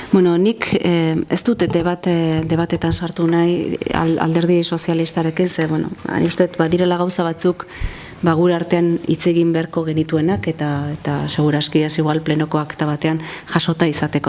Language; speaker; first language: Basque; native; Basque